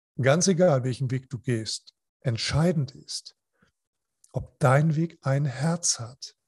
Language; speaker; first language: German; non-native, fluent; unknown